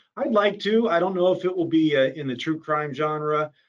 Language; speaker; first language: English; native; English